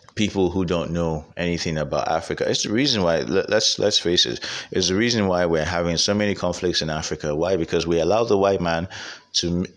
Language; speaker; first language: English; non-native, local second language; Igbo